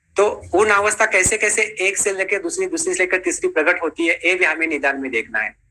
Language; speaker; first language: Hindi; non-native, local second language; Marathi